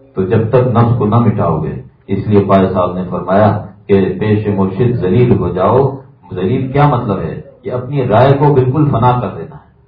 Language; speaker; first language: Urdu; native; Urdu